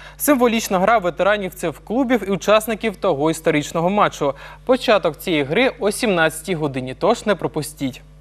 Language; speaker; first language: Ukrainian; native; Ukrainian